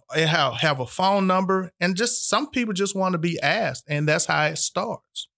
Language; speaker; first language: English; native; English